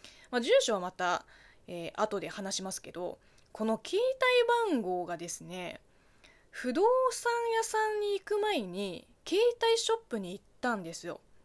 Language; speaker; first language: Japanese; non-native, fluent; Chinese